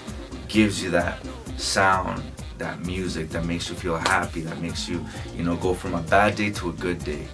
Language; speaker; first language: English; early bilingual, other home language; Spanish